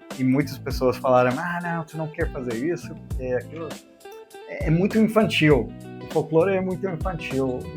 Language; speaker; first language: Portuguese; non-native, fluent; English